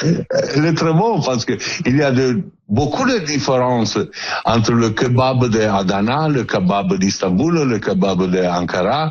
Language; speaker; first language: French; non-native, learner; Italian